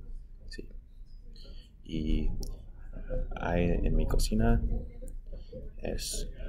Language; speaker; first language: Spanish; non-native, learner; English